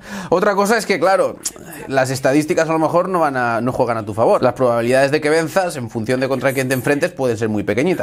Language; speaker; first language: Spanish; native; Spanish